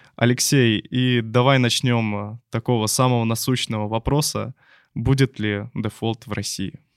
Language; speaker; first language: Russian; native; Russian